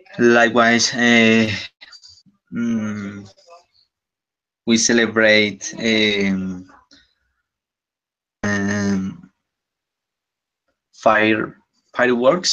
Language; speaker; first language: English; non-native, learner; Spanish